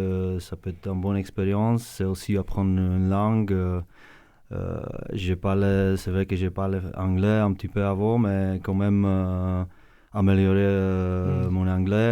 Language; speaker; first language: French; non-native, fluent; Czech